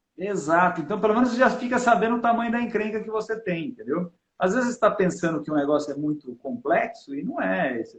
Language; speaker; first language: Portuguese; native; Portuguese